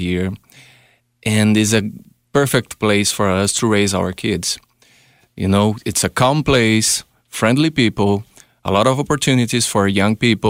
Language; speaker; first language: English; non-native, fluent; Portuguese